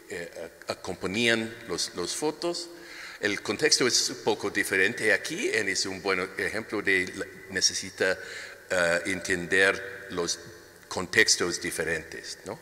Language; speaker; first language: Spanish; non-native, learner; English